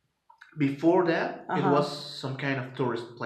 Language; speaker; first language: English; non-native, fluent; Spanish